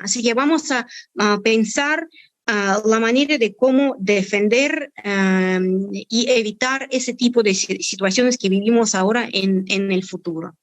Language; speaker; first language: Spanish; non-native, fluent; Russian